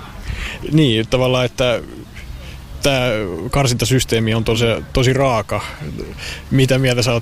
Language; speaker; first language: Finnish; native; Finnish